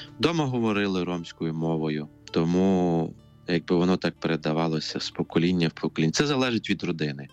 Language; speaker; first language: Ukrainian; non-native, local second language; Romany